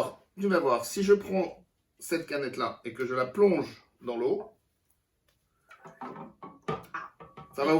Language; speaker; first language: French; native; French